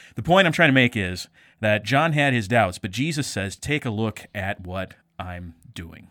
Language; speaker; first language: English; native; English